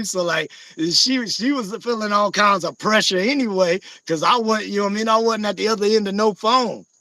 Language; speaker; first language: English; native; English